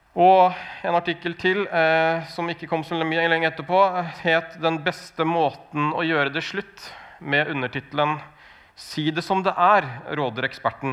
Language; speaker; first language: Norwegian; native; Norwegian